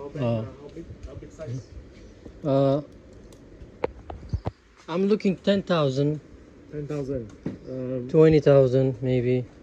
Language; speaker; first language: English; non-native, learner; Turkish